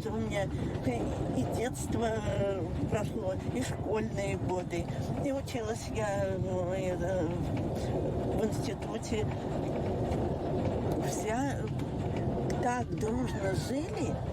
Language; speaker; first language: Russian; native; Russian